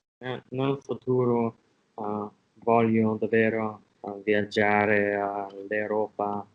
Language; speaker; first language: Italian; non-native, learner; English